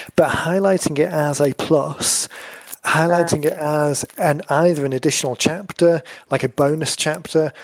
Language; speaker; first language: English; native; English